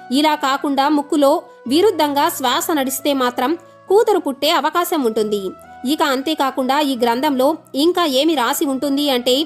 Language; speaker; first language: Telugu; native; Telugu